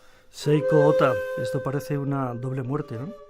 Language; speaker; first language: Spanish; native; Spanish